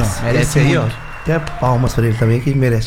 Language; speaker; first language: Portuguese; native; Portuguese